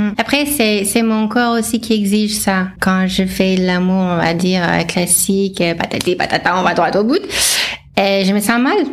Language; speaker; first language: French; non-native, fluent; English